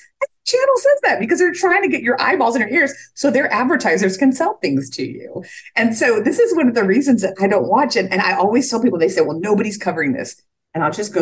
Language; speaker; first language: English; native; English